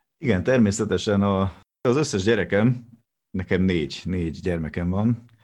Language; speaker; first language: Hungarian; native; Hungarian